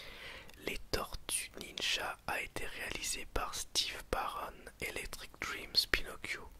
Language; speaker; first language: French; native; French